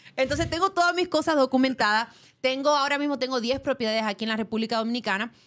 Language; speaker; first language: Spanish; early bilingual, heritage; Spanish